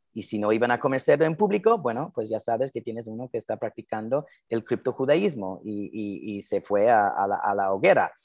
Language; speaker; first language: Spanish; non-native, fluent; English